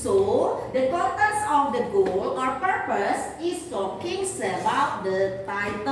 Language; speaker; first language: English; non-native, learner; Indonesian